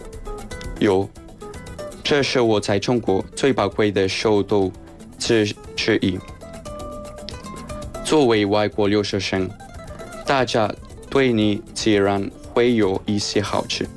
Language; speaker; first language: Chinese; non-native, fluent; Spanish